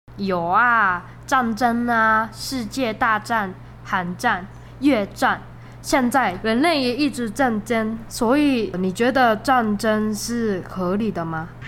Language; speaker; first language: Chinese; non-native, fluent; Japanese